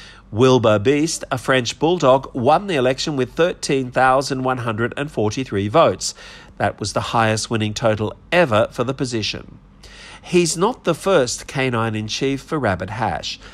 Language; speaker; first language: English; native; English